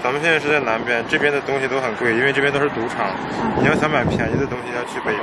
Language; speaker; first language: Chinese; native; Chinese